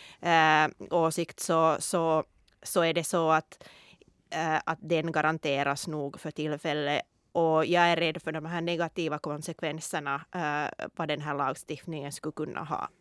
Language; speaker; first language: Swedish; non-native, local second language; Finnish